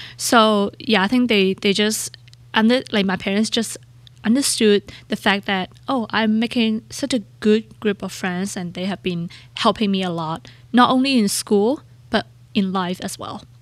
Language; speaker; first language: English; non-native, local second language; Cantonese